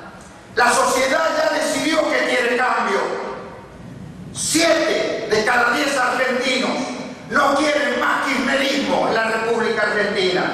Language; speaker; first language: Spanish; native; Spanish